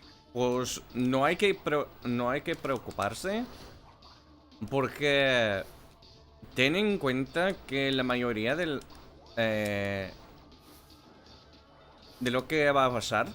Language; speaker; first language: Spanish; non-native, learner; English